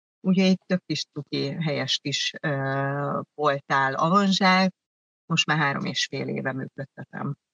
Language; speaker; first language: Hungarian; early bilingual, other home language; German